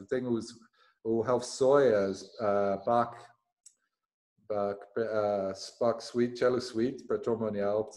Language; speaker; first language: Portuguese; non-native, learner; English